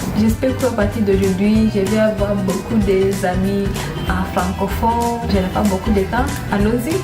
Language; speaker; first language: French; non-native, learner; Swahili